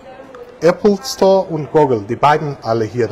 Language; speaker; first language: German; non-native, learner; Turkish